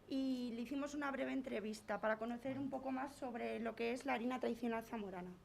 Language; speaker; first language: Spanish; native; Spanish